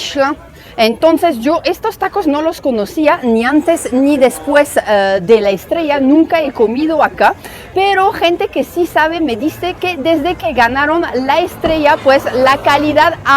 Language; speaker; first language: Spanish; native; Spanish